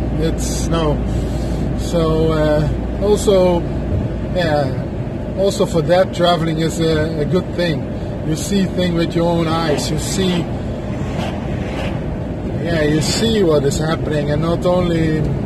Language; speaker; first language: English; non-native, fluent; Dutch